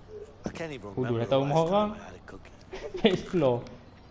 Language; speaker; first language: English; non-native, local second language; Malay